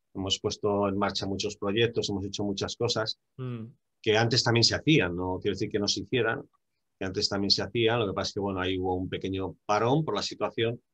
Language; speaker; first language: Spanish; native; Spanish